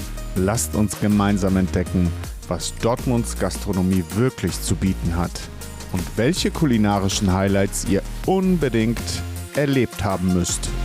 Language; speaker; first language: German; native; German